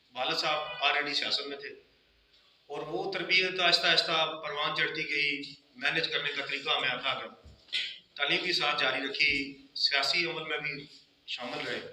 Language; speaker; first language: Urdu; non-native, local second language; Punjabi